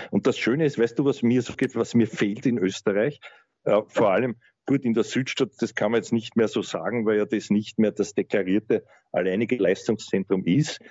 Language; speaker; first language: German; native; German